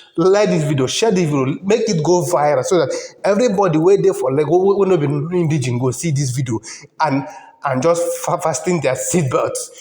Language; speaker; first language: Nigerian Pidgin; non-native, local second language; Igbo